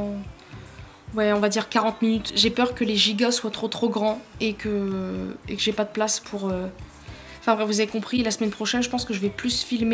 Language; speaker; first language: French; native; French